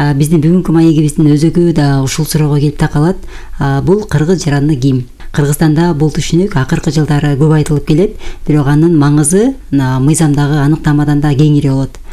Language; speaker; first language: Kyrgyz; native; Kyrgyz